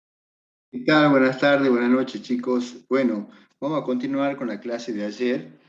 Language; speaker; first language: Spanish; native; Spanish